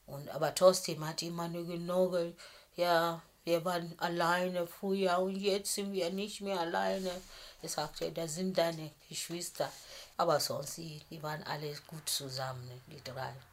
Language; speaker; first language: German; non-native, fluent; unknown